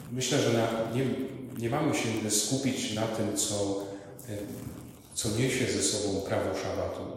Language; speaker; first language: Polish; native; Polish